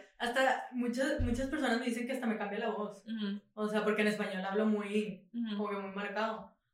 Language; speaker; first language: Spanish; native; Spanish